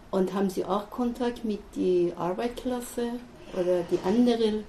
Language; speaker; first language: German; non-native, learner; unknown